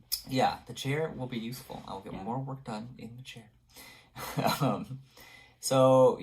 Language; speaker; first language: English; native; English